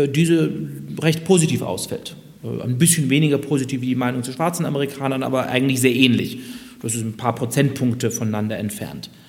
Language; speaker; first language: German; native; German